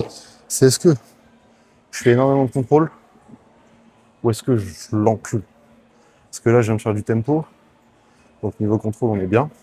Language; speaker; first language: French; native; French